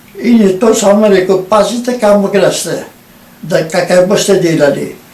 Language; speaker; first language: Slovenian; native; Slovenian